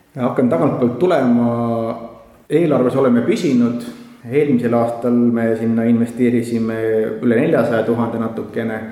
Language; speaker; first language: Estonian; native; Estonian